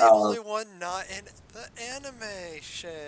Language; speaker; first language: English; native; English